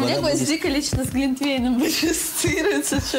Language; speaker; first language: Russian; native; Russian